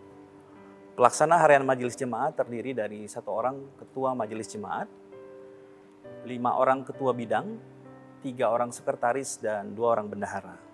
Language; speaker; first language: Indonesian; native; Indonesian